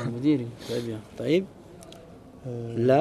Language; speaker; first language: Arabic; early bilingual, heritage; Arabic